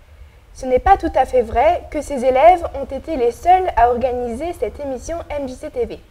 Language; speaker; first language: French; native; French